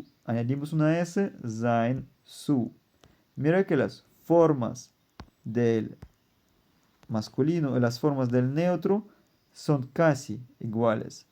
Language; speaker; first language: Spanish; non-native, fluent; German